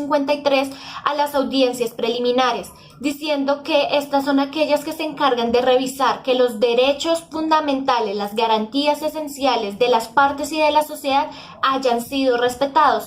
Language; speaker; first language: Spanish; native; Spanish